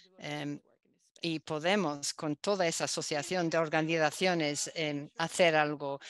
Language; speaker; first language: Spanish; non-native, learner; Dutch